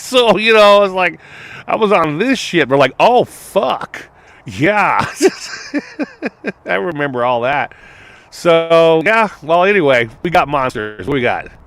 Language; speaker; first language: English; native; English